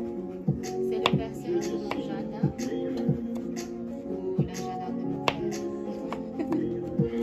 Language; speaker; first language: French; non-native, fluent; English